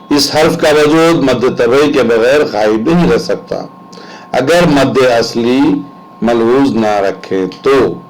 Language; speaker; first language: Urdu; native; Urdu